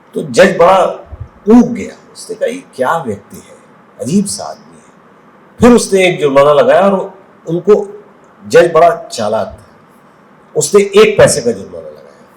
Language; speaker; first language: Hindi; native; Hindi